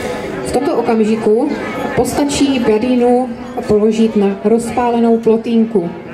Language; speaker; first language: Czech; native; Czech